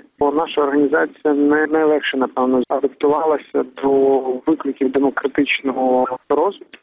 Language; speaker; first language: Ukrainian; native; Ukrainian